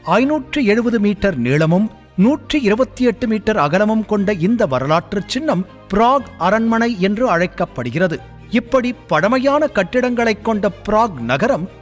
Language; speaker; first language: Tamil; native; Tamil